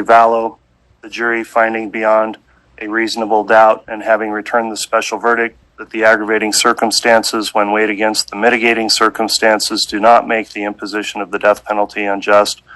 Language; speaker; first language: English; native; English